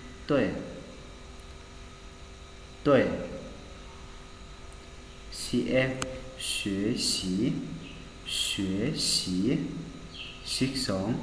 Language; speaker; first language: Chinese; non-native, fluent; Hmong